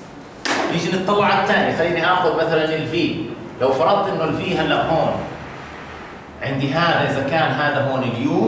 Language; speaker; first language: Arabic; native; Arabic